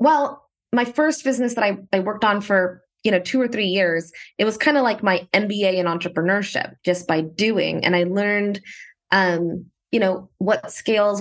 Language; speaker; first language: English; native; English